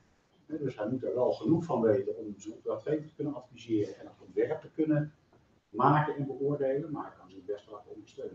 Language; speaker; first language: Dutch; native; Dutch